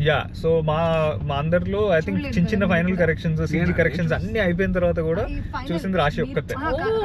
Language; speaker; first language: Telugu; native; Telugu